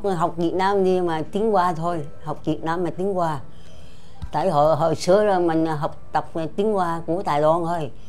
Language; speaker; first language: Vietnamese; non-native, local second language; Chinese